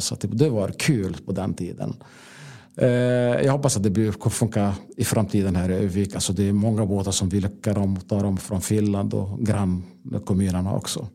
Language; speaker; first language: Swedish; non-native, fluent; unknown